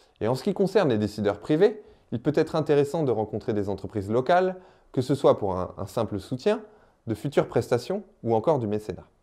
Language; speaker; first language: French; native; French